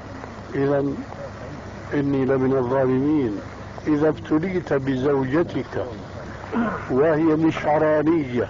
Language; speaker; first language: Arabic; early bilingual, other home language; Albanian